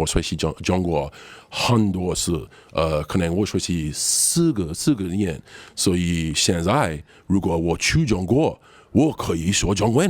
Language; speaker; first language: Chinese; non-native, learner; English